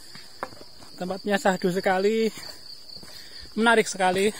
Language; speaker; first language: Indonesian; native; Indonesian